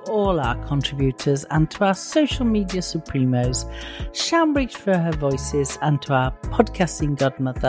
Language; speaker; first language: English; native; English